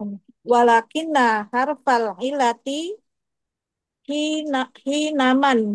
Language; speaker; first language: Arabic; non-native, learner; Indonesian